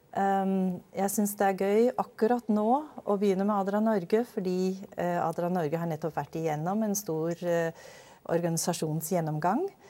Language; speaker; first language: Norwegian; early bilingual, other home language; Danish